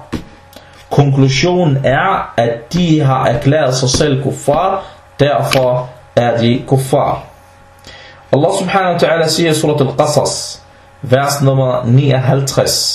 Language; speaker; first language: Danish; early bilingual, other home language; Arabic